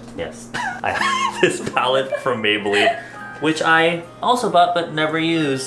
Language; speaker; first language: English; native; English